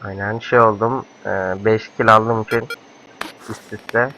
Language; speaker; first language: Turkish; native; Turkish